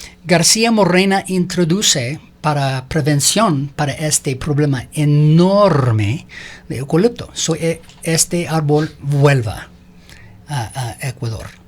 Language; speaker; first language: Spanish; non-native, learner; English